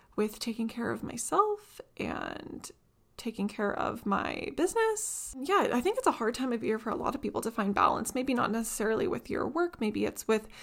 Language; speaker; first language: English; native; English